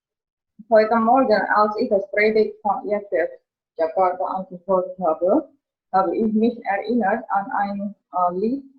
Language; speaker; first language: German; non-native, learner; Indonesian